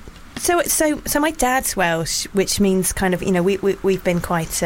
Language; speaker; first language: English; native; English